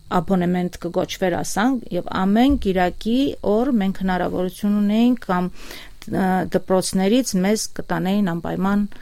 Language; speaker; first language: Armenian; native; Armenian